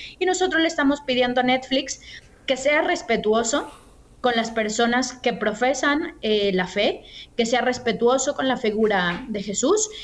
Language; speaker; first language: Spanish; native; Spanish